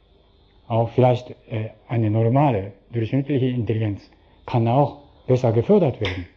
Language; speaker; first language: German; non-native, fluent; Japanese